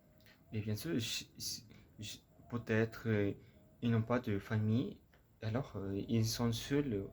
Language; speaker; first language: French; non-native, learner; Spanish